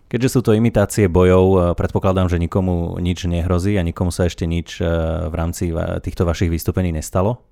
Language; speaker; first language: Slovak; native; Slovak